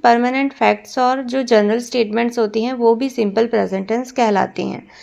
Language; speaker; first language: Hindi; non-native, local second language; Punjabi